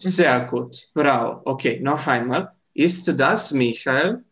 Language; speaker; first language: German; non-native, fluent; Serbian